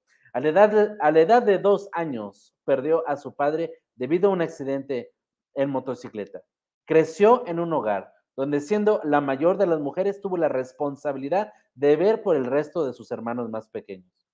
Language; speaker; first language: Spanish; native; Spanish